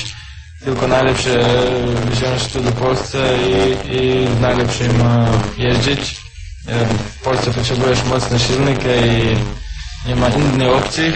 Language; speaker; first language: Polish; non-native, learner; Croatian